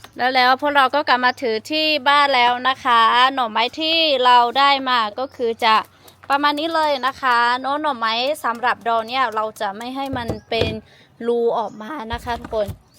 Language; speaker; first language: Thai; non-native, local second language; Lahu